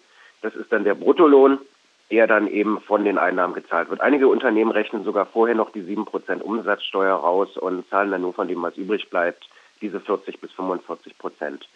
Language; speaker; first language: German; native; German